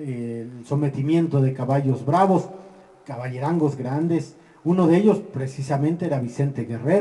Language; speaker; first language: Spanish; native; Spanish